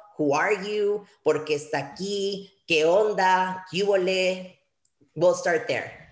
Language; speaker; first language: Spanish; early bilingual, heritage; Spanish